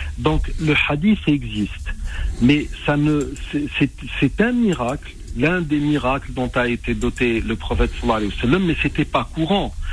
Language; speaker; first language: French; non-native, local second language; Arabic